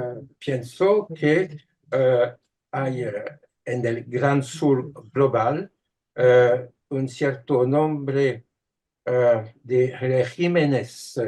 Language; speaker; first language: Spanish; non-native, fluent; French